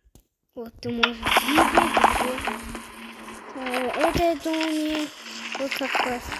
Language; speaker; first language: Russian; non-native, learner; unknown